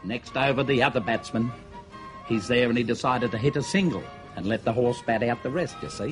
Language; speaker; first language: English; native; English